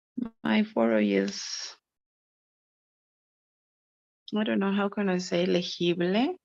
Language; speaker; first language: English; non-native, learner; Spanish